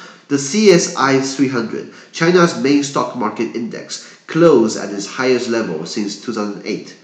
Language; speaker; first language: English; non-native, fluent; Chinese